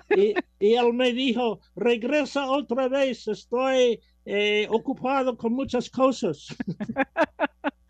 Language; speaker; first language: Spanish; non-native, learner; English